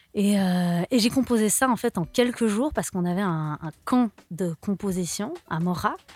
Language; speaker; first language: French; native; French